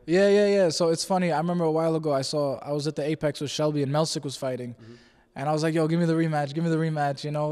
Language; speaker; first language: English; native; English